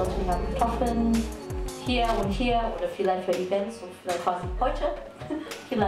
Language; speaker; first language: German; non-native, learner; Cantonese